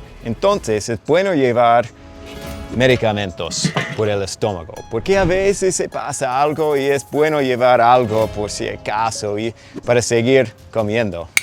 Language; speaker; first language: Spanish; non-native, fluent; English